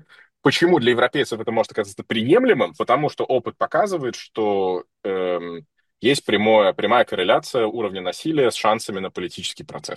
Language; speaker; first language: Russian; native; Russian